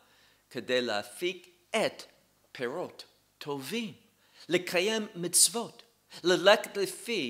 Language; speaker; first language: Hebrew; non-native, fluent; English